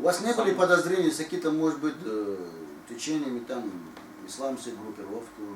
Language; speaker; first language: Russian; native; Russian